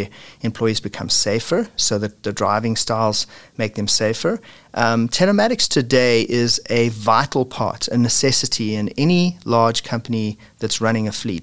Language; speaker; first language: English; native; English